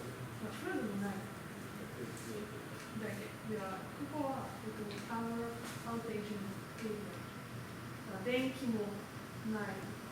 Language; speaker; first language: Japanese; non-native, learner; French